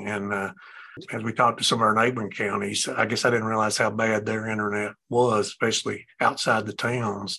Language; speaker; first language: English; native; English